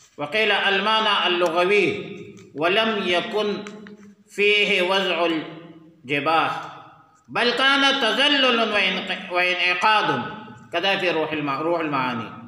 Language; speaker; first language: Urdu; non-native, local second language; Pashto